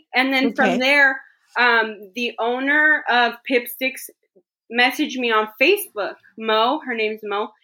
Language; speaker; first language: English; native; English